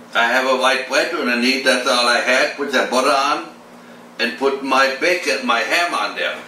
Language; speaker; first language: English; non-native, fluent; German